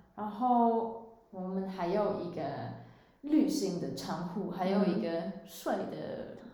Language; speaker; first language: Chinese; non-native, fluent; Swiss German